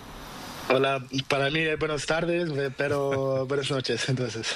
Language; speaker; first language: Spanish; non-native, learner; Portuguese